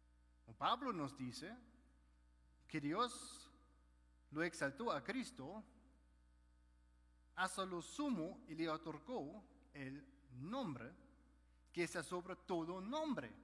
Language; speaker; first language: Spanish; non-native, fluent; German